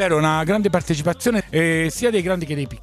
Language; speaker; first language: Italian; native; Italian